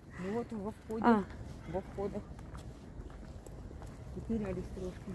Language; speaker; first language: Russian; native; Russian